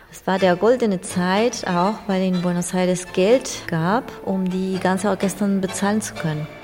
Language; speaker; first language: German; non-native, fluent; Spanish